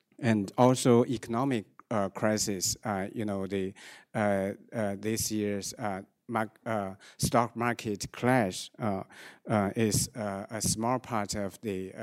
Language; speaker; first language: English; non-native, fluent; Chinese